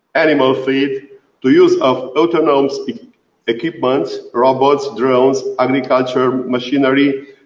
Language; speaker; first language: English; non-native, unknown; Romanian